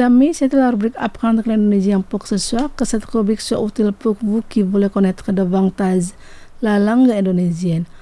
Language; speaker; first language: French; non-native, fluent; Indonesian